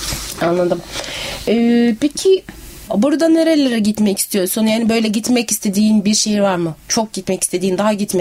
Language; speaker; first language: Turkish; native; Turkish